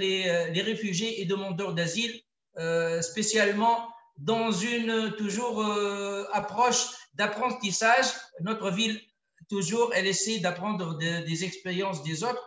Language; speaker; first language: French; non-native, local second language; Arabic